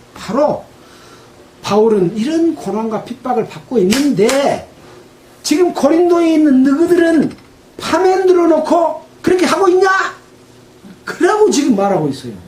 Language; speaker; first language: Korean; native; Korean